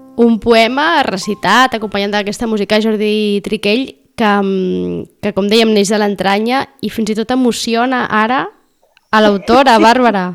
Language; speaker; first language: Catalan; native; Catalan